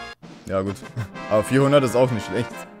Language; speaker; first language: German; native; German